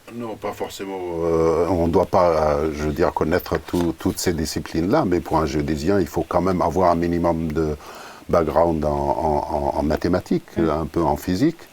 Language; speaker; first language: French; non-native, fluent; Arabic